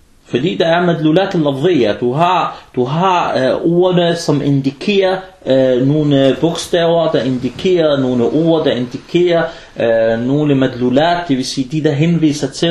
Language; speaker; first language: Danish; early bilingual, other home language; Arabic